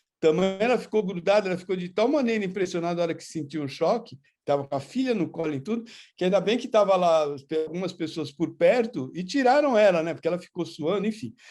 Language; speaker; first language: Portuguese; native; Portuguese